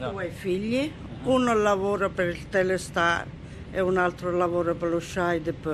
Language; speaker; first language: Italian; native; Italian